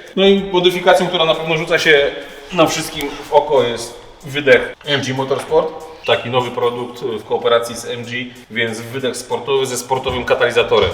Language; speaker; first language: Polish; native; Polish